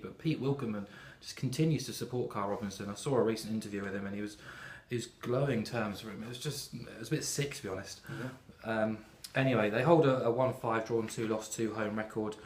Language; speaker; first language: English; native; English